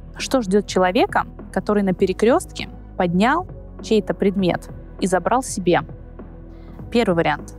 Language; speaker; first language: Russian; native; Russian